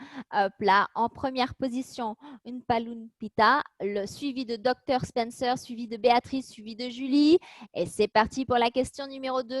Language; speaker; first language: French; native; French